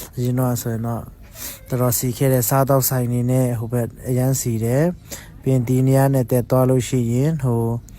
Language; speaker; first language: Burmese; non-native, local second language; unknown